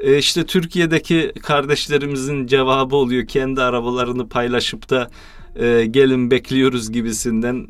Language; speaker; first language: Turkish; early bilingual, heritage; Turkish